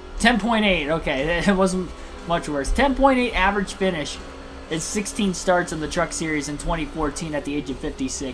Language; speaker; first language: English; native; English